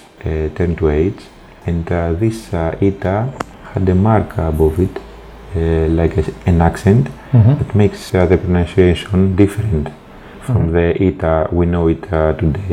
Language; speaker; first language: English; non-native, fluent; Greek